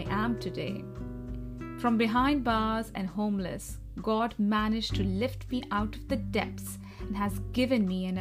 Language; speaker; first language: English; non-native, local second language; Urdu